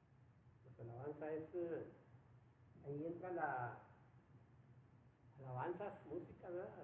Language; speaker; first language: Spanish; native; Spanish